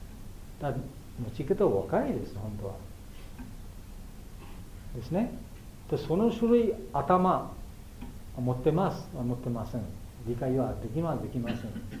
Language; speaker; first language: Japanese; non-native, fluent; Bangla